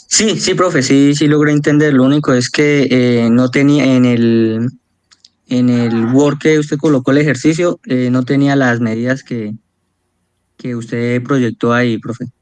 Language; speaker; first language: Spanish; native; Spanish